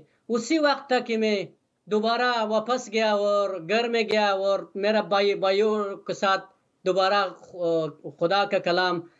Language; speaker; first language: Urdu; non-native, learner; Persian